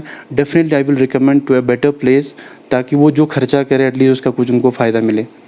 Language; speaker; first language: Hindi; non-native, local second language; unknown